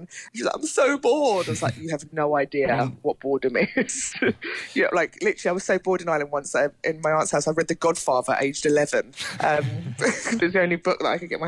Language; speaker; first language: English; native; English